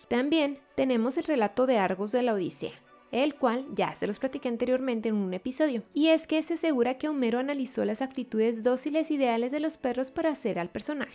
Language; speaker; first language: Spanish; native; Spanish